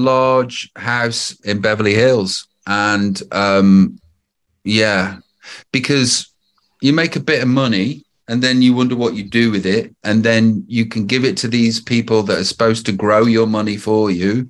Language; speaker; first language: English; native; English